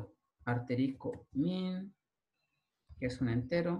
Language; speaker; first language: Spanish; native; Spanish